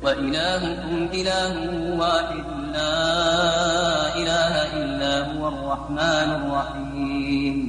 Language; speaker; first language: Arabic; native; Arabic